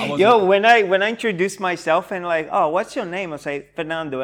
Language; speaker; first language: English; non-native, fluent; Portuguese